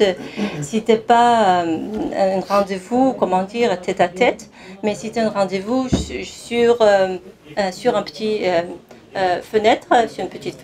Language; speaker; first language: French; non-native, fluent; Kazakh